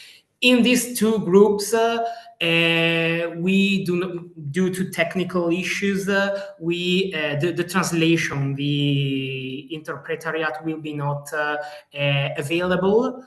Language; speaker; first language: English; non-native, fluent; Italian